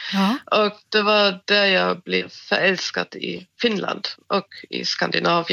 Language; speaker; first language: Swedish; non-native, fluent; German